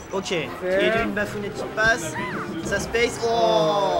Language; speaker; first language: French; native; French